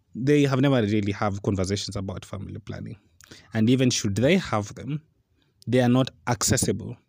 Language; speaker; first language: English; non-native, local second language; Luo (Kenya and Tanzania)